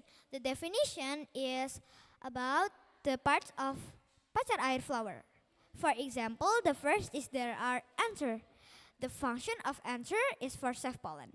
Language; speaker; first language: English; non-native, learner; Indonesian